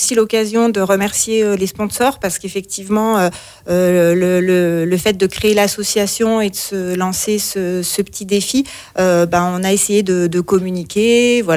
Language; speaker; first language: French; native; French